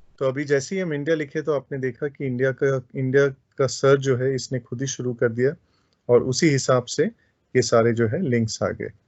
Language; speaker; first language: Hindi; native; Hindi